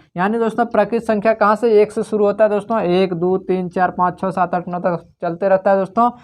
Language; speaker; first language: Hindi; native; Hindi